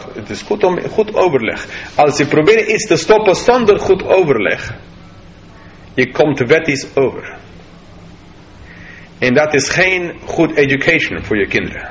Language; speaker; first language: Dutch; non-native, fluent; English